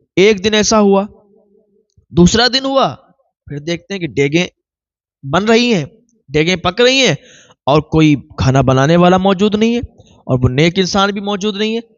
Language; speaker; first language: Urdu; native; Urdu